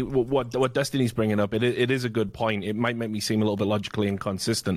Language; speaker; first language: English; native; English